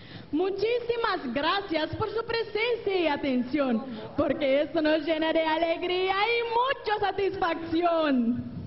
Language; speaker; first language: Spanish; non-native, local second language; Papiamento